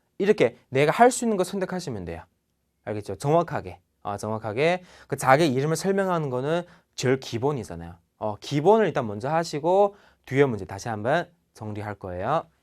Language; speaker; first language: Korean; non-native, fluent; Chinese